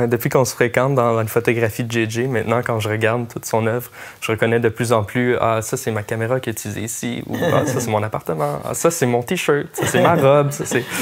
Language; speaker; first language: French; native; French